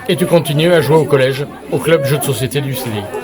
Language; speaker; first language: French; native; French